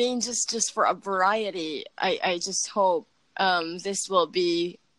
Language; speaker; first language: English; non-native, local second language; Filipino